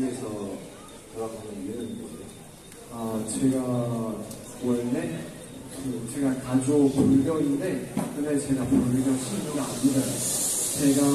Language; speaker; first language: Korean; non-native, learner; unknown